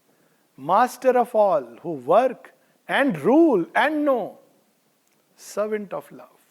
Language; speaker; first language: English; non-native, local second language; Hindi